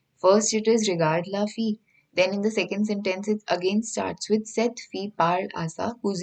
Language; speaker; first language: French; non-native, fluent; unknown